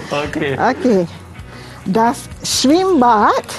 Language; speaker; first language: German; non-native, fluent; Malay